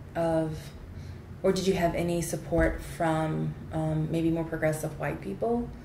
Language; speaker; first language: English; native; English